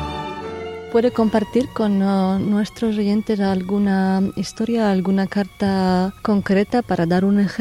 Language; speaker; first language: Spanish; non-native, fluent; Czech